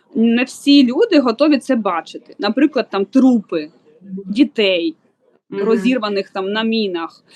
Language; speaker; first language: Ukrainian; non-native, local second language; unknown